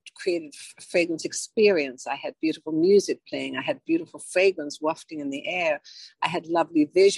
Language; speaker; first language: English; native; English